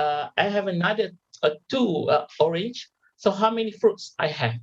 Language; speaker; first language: English; non-native, local second language; Malay